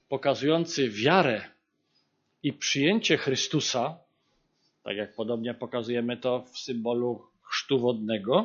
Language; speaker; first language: Polish; native; Polish